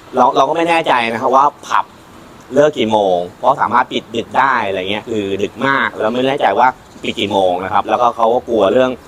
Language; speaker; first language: Thai; native; Thai